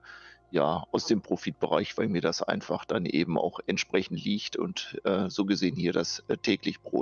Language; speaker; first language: German; native; German